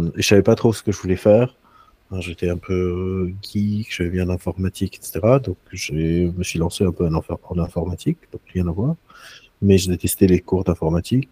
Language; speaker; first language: French; non-native, local second language; Arabic